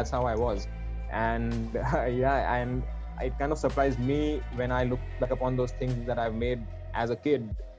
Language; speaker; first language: English; non-native, local second language; Gujarati